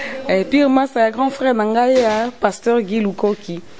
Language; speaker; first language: French; non-native, local second language; Lingala